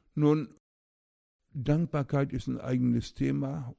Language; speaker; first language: German; native; German